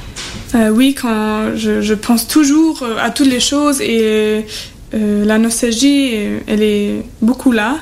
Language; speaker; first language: French; non-native, fluent; German